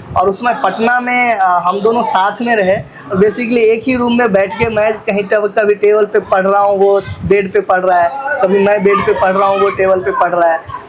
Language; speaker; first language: Hindi; native; Hindi